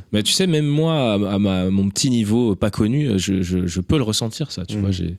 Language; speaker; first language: French; native; French